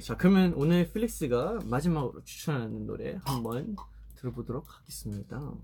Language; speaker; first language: Korean; early bilingual, heritage; Korean